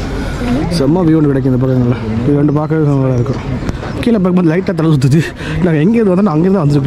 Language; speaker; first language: Tamil; native; Tamil